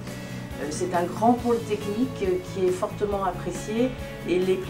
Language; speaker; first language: French; native; French